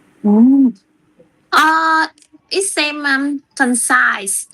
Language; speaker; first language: English; non-native, learner; Vietnamese